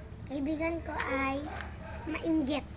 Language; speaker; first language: Filipino; non-native, local second language; Cebuano